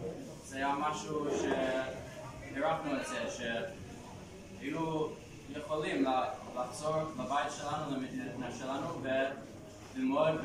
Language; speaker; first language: Hebrew; non-native, fluent; English